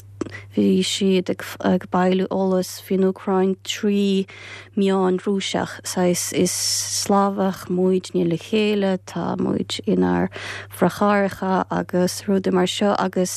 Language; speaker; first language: Irish; non-native, fluent; Ukrainian